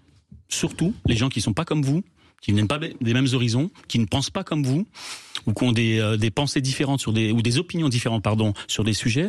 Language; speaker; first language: French; native; French